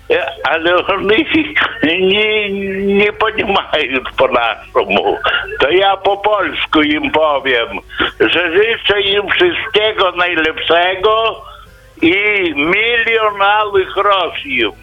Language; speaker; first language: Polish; non-native, local second language; Ukrainian